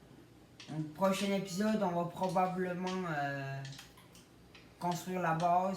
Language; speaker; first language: French; native; French